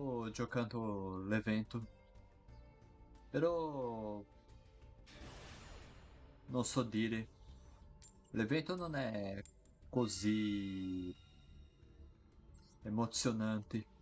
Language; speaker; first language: Italian; non-native, learner; Portuguese